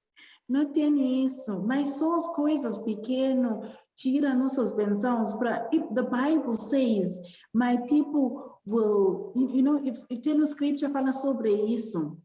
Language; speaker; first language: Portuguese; non-native, learner; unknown